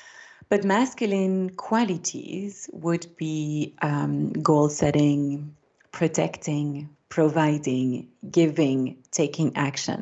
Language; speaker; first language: English; non-native, fluent; French